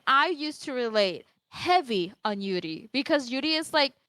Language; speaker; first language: English; native; English